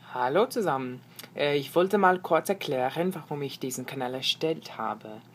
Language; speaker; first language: German; non-native, fluent; English